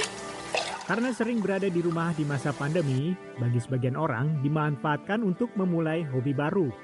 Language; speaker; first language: Indonesian; native; Indonesian